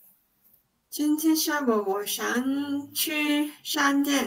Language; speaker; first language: Chinese; non-native, learner; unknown